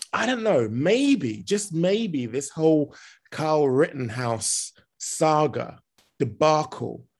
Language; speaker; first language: English; native; English